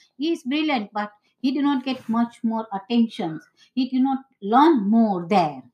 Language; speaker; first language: English; non-native, local second language; Gujarati